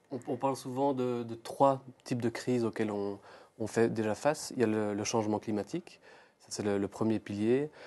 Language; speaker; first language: French; native; French